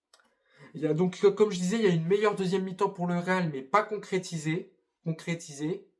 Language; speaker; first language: French; native; French